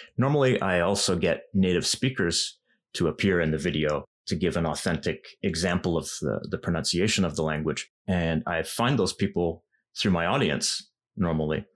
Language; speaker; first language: English; native; English